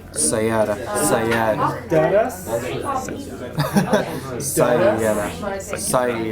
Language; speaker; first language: Arabic; non-native, learner; English